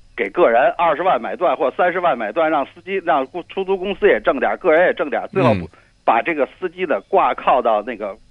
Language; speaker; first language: Chinese; native; Chinese